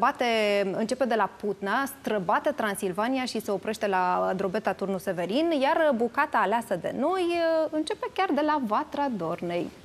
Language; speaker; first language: Romanian; native; Romanian